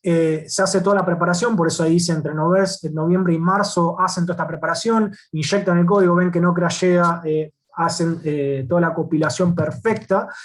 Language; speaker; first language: Spanish; native; Spanish